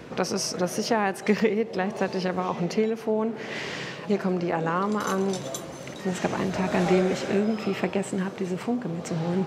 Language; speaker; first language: German; native; German